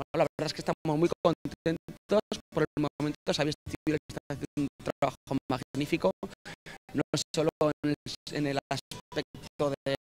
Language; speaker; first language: Spanish; native; Spanish